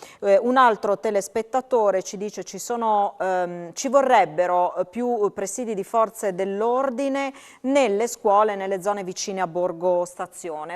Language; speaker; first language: Italian; native; Italian